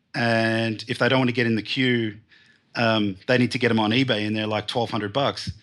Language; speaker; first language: English; native; English